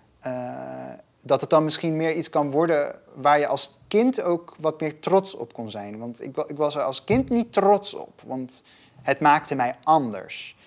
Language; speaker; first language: Dutch; native; Dutch